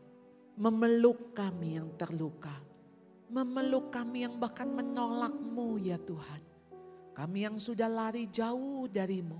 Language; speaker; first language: Indonesian; native; Indonesian